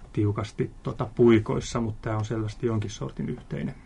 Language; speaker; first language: Finnish; native; Finnish